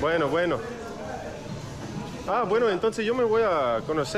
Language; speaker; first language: Spanish; non-native, learner; English